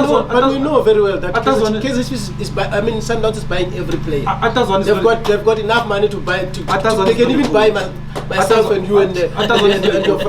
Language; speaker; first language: English; non-native, local second language; Northern Sotho